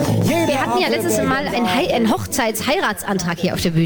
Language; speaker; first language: German; native; German